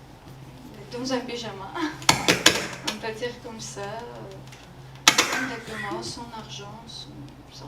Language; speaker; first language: French; non-native, learner; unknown